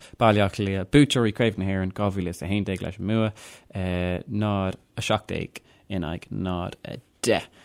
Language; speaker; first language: Irish; non-native, local second language; English